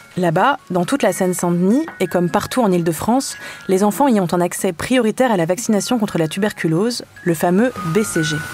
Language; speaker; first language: French; native; French